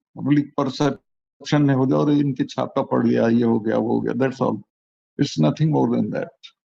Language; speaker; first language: Hindi; native; Hindi